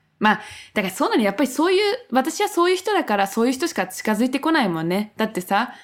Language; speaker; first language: Japanese; early bilingual, heritage; Japanese